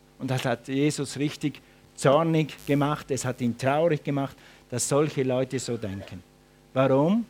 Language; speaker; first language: German; non-native, fluent; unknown